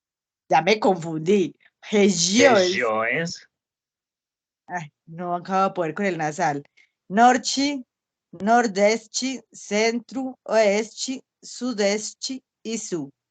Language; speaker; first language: Portuguese; non-native, fluent; Spanish